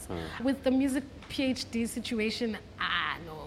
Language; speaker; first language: English; non-native, local second language; Xhosa